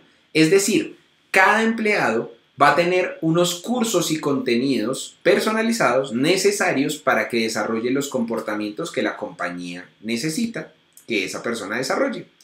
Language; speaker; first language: Spanish; native; Spanish